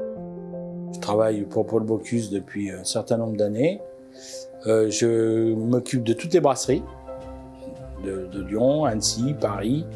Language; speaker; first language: French; native; French